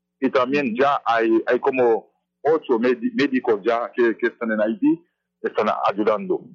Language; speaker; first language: Spanish; non-native, fluent; Haitian Creole